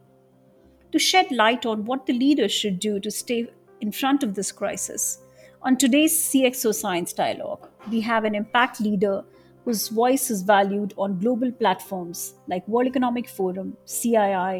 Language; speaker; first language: English; non-native, local second language; Bangla